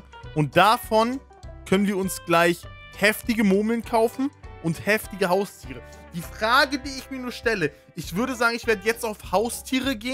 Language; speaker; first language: German; native; German